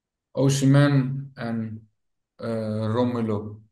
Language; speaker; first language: English; non-native, fluent; Dutch